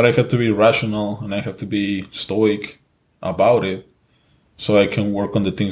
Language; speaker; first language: English; non-native, fluent; Spanish